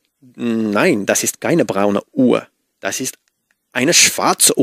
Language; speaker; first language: German; non-native, learner; Spanish